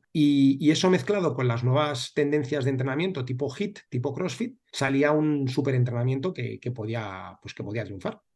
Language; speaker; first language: Spanish; native; Spanish